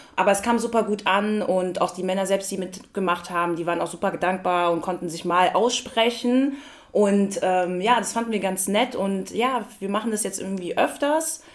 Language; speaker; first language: German; native; German